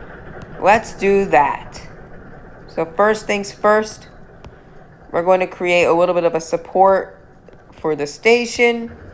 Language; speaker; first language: English; native; English